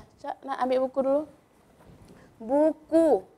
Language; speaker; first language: Indonesian; native; Indonesian